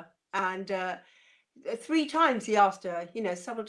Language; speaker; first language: English; non-native, local second language; Punjabi